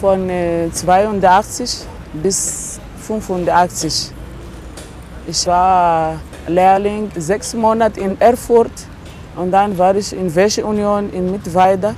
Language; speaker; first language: German; non-native, learner; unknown